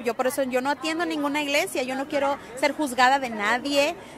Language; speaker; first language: Spanish; early bilingual, heritage; Spanish